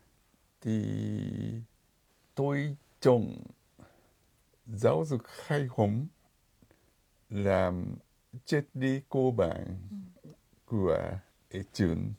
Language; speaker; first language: Vietnamese; non-native, fluent; Japanese